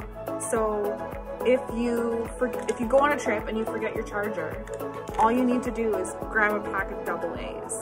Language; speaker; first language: English; native; English